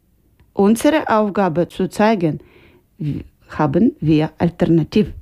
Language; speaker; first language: German; non-native, learner; Ukrainian